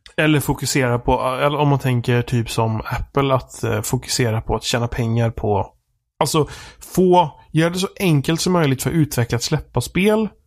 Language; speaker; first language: Swedish; native; Swedish